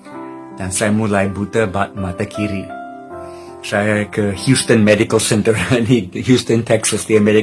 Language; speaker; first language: Indonesian; non-native, fluent; English